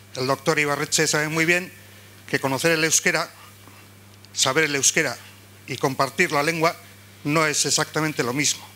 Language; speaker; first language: Spanish; non-native, local second language; Basque